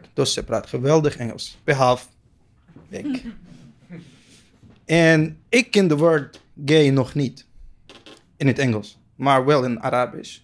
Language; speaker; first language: Dutch; non-native, learner; Arabic